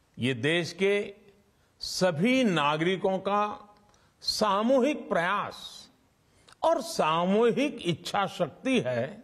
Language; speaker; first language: Hindi; non-native, local second language; Gujarati